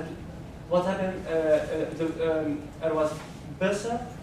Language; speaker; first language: English; non-native, learner; Arabic